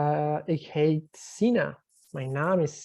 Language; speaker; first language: Dutch; non-native, learner; Persian